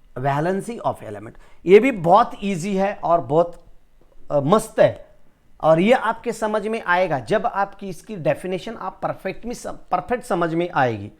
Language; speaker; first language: Hindi; non-native, local second language; Marathi